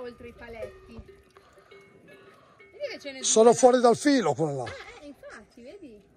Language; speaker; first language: Italian; native; Italian